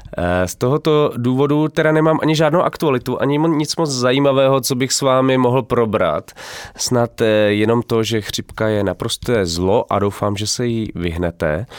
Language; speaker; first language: Czech; native; Czech